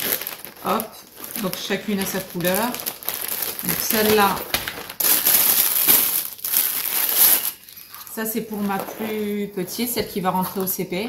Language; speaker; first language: French; native; French